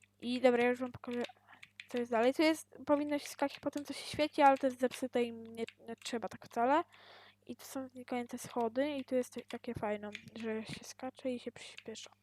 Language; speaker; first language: Polish; native; Polish